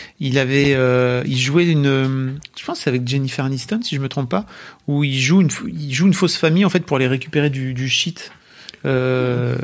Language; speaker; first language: French; native; French